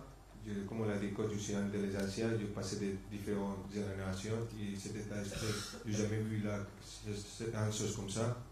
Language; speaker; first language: French; non-native, fluent; Spanish